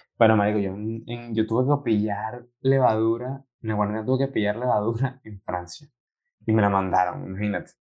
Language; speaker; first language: Spanish; native; Spanish